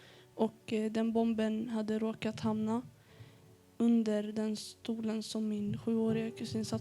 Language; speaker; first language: Swedish; early bilingual, other home language; Arabic